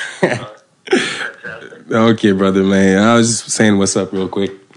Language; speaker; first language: English; non-native, fluent; French